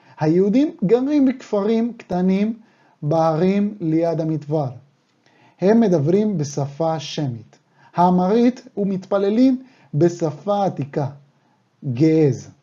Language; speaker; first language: Hebrew; non-native, fluent; Spanish